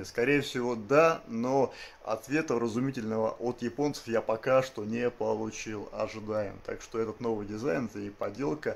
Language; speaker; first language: Russian; native; Russian